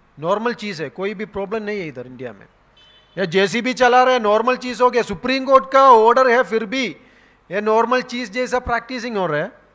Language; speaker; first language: Hindi; non-native, local second language; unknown